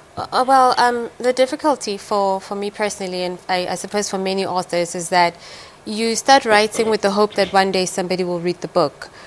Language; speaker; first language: English; non-native, local second language; Tswana